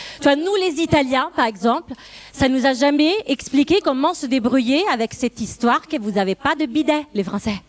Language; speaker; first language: French; non-native, fluent; Italian